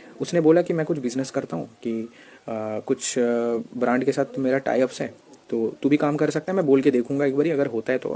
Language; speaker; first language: Hindi; non-native, local second language; Bangla